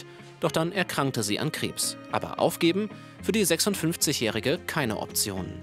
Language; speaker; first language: German; native; German